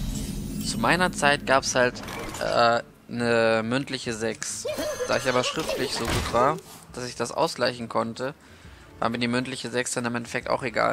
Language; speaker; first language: German; native; German